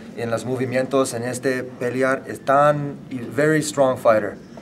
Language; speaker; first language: Spanish; non-native, learner; English